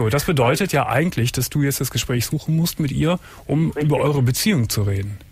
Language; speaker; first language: German; native; German